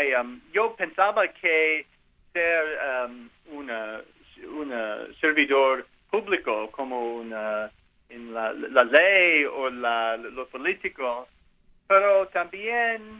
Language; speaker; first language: Spanish; non-native, learner; English